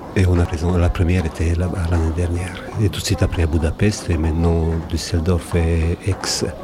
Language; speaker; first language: French; non-native, fluent; Hungarian